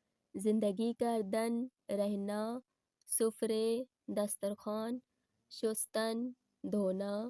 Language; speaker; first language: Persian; non-native, fluent; Urdu